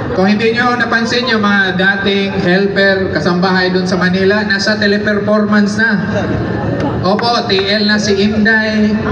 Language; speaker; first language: Filipino; non-native, local second language; Cebuano